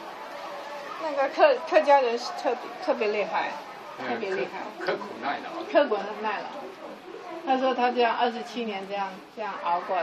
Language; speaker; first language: Chinese; native; Chinese